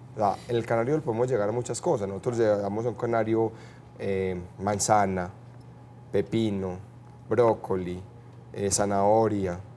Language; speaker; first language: Spanish; native; Spanish